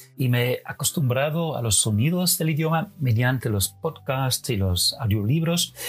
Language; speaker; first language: Spanish; non-native, fluent; Dutch